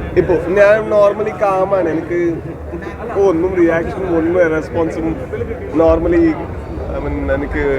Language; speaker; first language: Malayalam; non-native, learner; Kannada